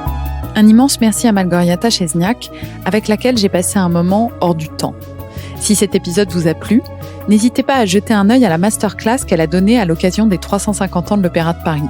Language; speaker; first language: French; native; French